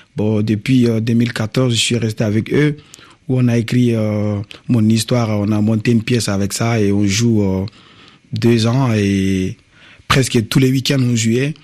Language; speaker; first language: French; non-native, local second language; Bambara